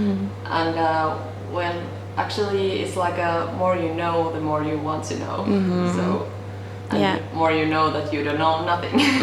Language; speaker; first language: English; non-native, fluent; Finnish